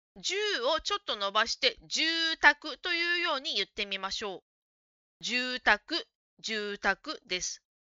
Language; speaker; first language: Japanese; native; Japanese